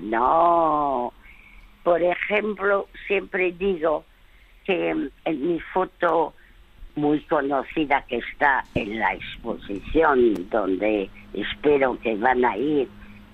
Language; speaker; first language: Spanish; early bilingual, other home language; French